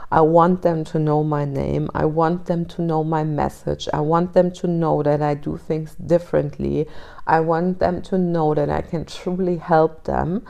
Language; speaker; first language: English; early bilingual, other home language; German